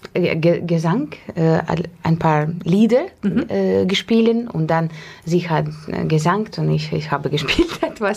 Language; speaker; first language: German; non-native, fluent; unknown